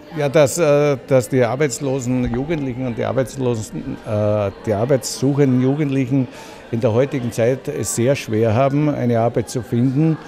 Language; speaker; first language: German; native; German